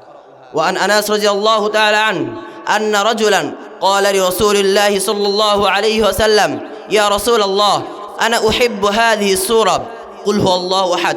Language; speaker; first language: Arabic; non-native, learner; Bangla